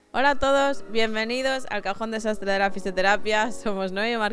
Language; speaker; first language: Spanish; native; Spanish